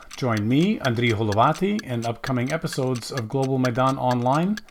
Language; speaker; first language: English; early bilingual, other home language; Ukrainian